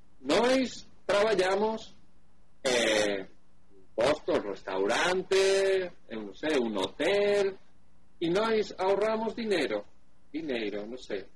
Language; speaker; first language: Portuguese; non-native, learner; Spanish